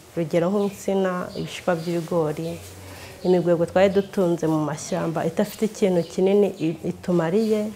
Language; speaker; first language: Kinyarwanda; native; Kinyarwanda